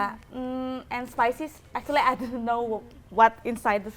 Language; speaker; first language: English; non-native, learner; Indonesian